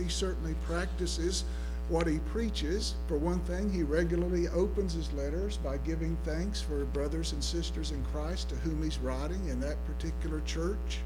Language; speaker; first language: English; native; English